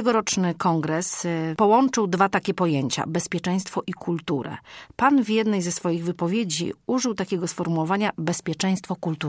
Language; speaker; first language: Polish; native; Polish